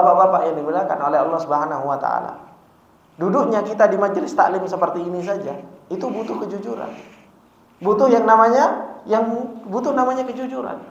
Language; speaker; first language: Indonesian; native; Indonesian